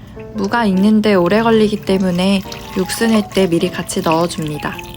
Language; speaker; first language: Korean; native; Korean